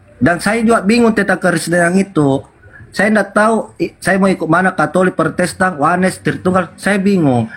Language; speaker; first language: Indonesian; non-native, local second language; Buginese